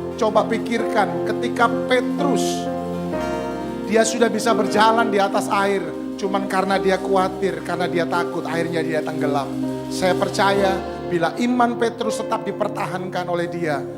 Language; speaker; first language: Indonesian; non-native, local second language; Javanese